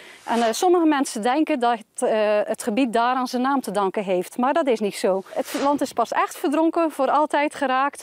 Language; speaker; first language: Dutch; native; Dutch